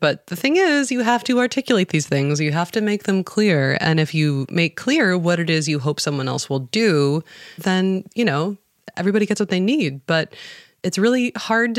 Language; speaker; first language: English; native; English